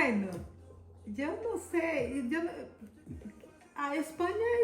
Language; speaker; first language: Spanish; non-native, fluent; Portuguese